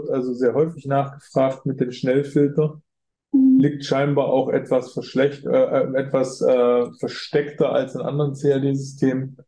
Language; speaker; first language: German; native; German